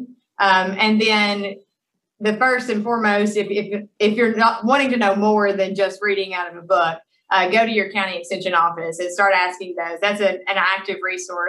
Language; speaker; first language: English; native; English